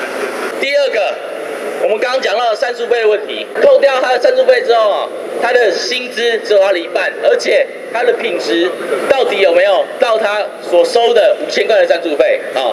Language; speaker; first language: Chinese; native; Chinese